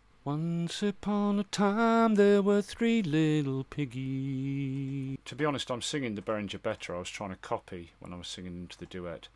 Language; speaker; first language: English; native; English